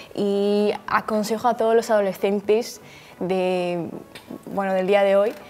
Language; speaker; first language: Spanish; non-native, fluent; Romanian